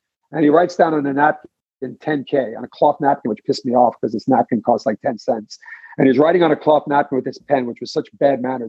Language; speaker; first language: English; native; English